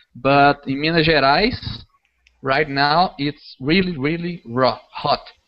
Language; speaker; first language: English; non-native, fluent; Portuguese